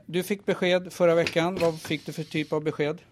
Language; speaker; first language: Swedish; native; Swedish